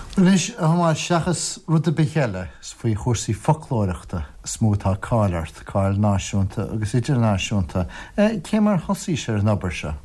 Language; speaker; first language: Irish; native; Irish